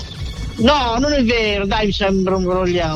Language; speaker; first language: Italian; native; Italian